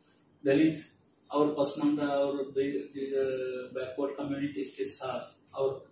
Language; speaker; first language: Hindi; non-native, local second language; Malayalam